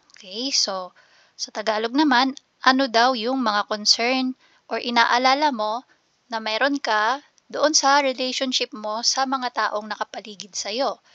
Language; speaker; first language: Filipino; native; Filipino